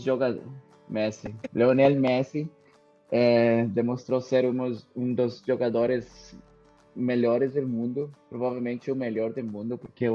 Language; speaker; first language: Portuguese; non-native, fluent; Spanish